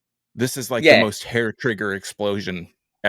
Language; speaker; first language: English; native; English